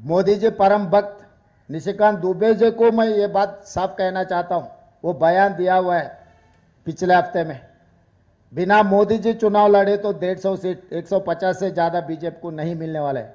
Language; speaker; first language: Hindi; non-native, local second language; Telugu